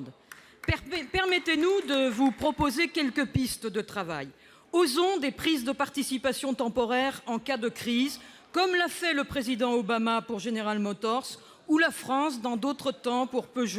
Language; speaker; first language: French; native; French